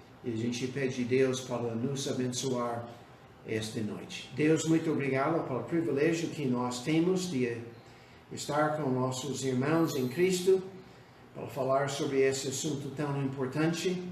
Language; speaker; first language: Portuguese; non-native, fluent; English